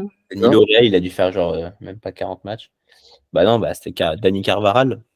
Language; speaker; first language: French; native; French